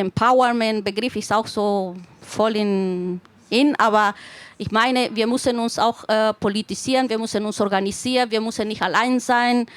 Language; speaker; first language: German; non-native, fluent; Spanish